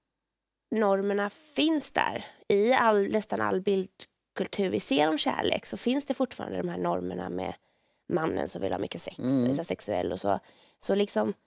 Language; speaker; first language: Swedish; native; Swedish